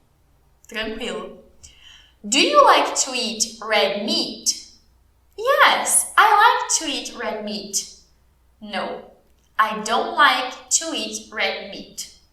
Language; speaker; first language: English; non-native, fluent; Portuguese